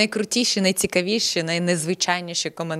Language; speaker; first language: Ukrainian; native; Ukrainian